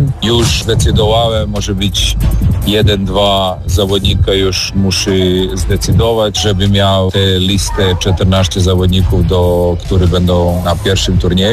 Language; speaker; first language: Polish; non-native, fluent; Serbian